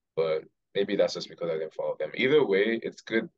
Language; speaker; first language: English; non-native, local second language; Yoruba